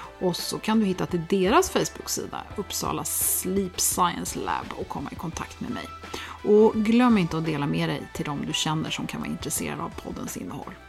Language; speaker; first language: Swedish; native; Swedish